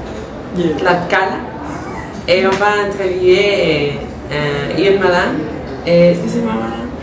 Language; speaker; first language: French; non-native, learner; Spanish